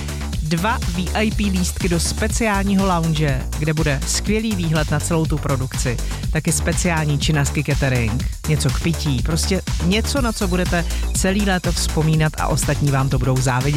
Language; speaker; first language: Czech; native; Czech